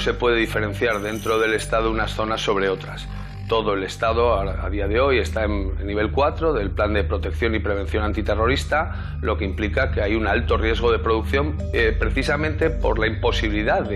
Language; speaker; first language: Spanish; native; Spanish